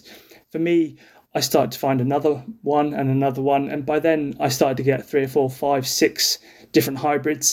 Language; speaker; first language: English; native; English